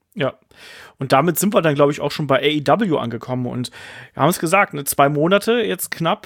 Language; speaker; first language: German; native; German